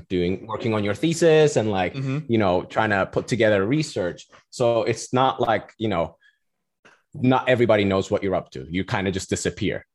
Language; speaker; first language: English; non-native, fluent; Turkish